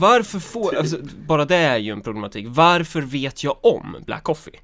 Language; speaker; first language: Swedish; native; Swedish